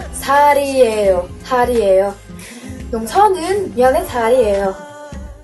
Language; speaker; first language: Korean; non-native, learner; French